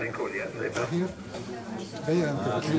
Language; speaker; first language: Hungarian; native; Hungarian